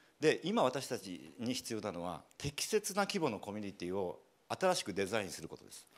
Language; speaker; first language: Japanese; native; Japanese